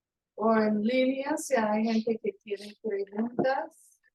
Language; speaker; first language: Spanish; non-native, fluent; English